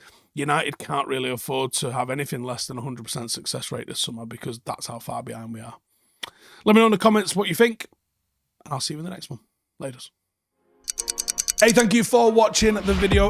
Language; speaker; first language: English; native; English